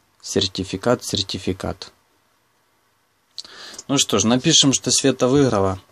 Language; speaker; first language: Russian; non-native, local second language; Ukrainian